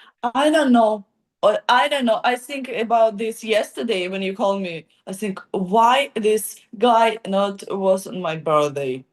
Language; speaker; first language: English; non-native, learner; Ukrainian